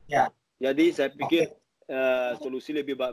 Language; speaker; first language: Indonesian; non-native, learner; Portuguese